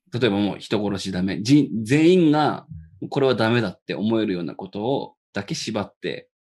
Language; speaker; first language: Japanese; native; Japanese